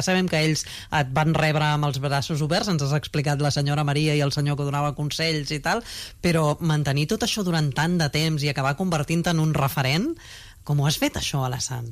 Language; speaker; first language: Catalan; native; Catalan